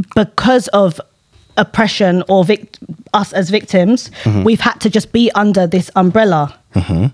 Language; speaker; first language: English; native; English